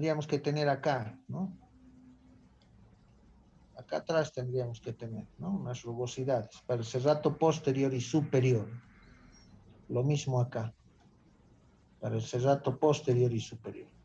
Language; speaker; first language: Spanish; native; Spanish